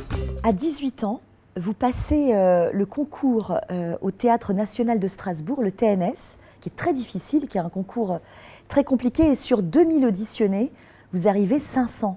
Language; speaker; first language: French; native; French